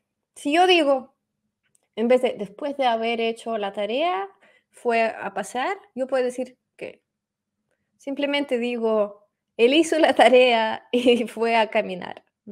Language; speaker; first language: Spanish; non-native, fluent; Russian